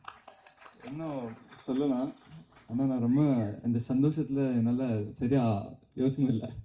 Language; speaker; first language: Tamil; non-native, local second language; Telugu